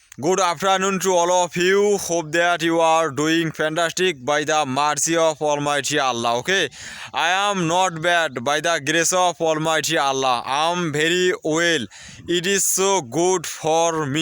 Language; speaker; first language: English; non-native, learner; Bangla